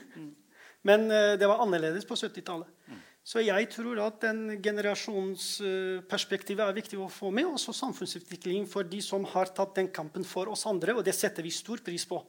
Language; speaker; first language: Norwegian; non-native, fluent; Kurdish